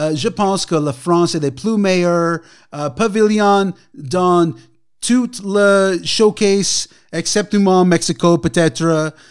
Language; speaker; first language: French; non-native, learner; English